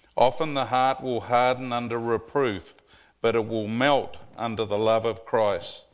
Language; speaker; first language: English; native; English